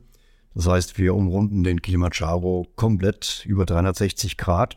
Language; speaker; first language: German; native; German